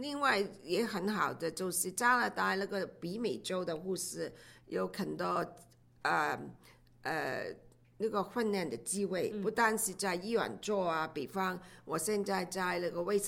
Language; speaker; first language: Chinese; non-native, local second language; Cantonese